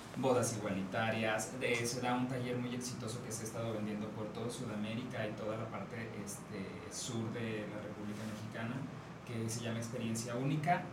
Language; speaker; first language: Spanish; native; Spanish